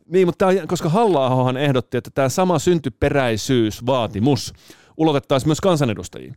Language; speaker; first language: Finnish; early bilingual, heritage; Finnish